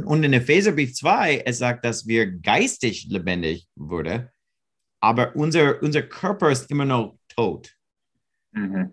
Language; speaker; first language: German; non-native, learner; English